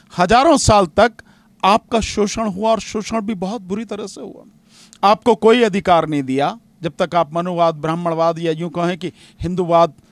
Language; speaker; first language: Hindi; native; Hindi